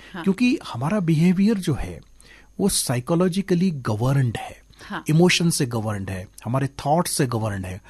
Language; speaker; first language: Hindi; non-native, local second language; Sindhi